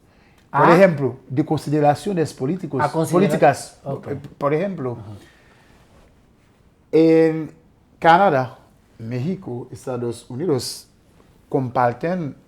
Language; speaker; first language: Spanish; non-native, fluent; Haitian Creole